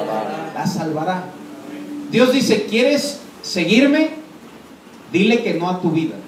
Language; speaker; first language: Spanish; native; Spanish